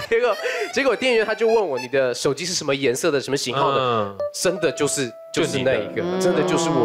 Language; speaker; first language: Chinese; native; Chinese